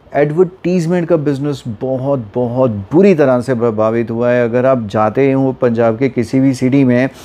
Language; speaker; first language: Hindi; native; Hindi